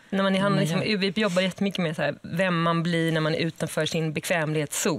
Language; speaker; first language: Swedish; native; Swedish